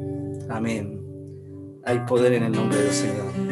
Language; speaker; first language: Spanish; native; Spanish